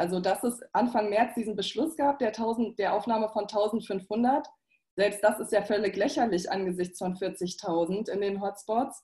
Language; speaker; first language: German; native; German